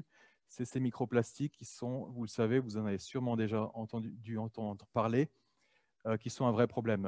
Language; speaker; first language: French; native; French